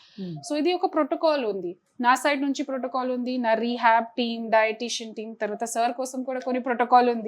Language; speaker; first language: Telugu; non-native, fluent; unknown